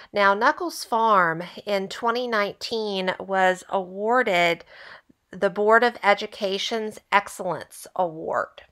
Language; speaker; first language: English; native; English